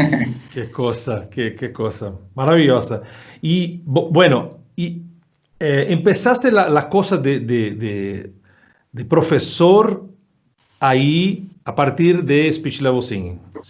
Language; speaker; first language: Spanish; non-native, fluent; Portuguese